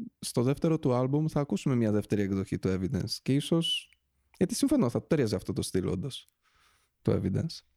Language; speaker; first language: Greek; early bilingual, other home language; Polish